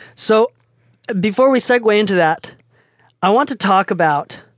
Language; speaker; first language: English; non-native, fluent; Japanese